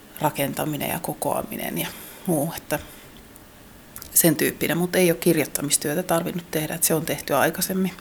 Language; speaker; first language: Finnish; native; Finnish